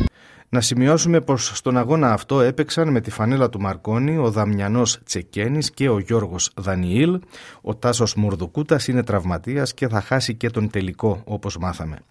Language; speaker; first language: Greek; native; Greek